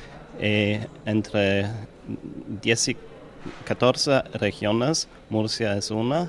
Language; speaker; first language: Spanish; non-native, learner; German